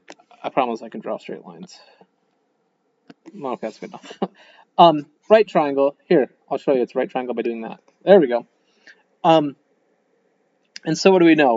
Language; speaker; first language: English; native; English